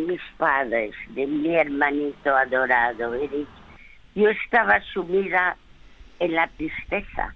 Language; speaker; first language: Spanish; early bilingual, other home language; French